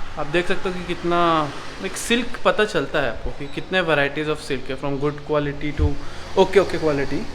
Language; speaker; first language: Hindi; non-native, local second language; Bangla